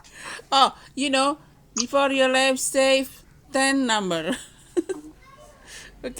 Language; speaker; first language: English; non-native, learner; Indonesian